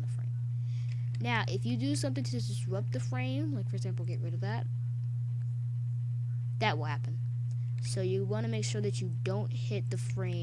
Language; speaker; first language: English; native; English